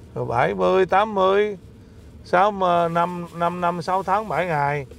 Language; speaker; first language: Vietnamese; native; Vietnamese